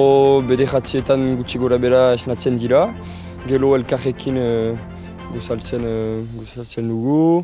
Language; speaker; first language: Basque; non-native, local second language; French